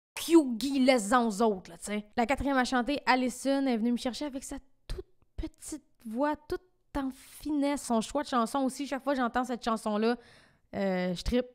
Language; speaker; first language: French; native; French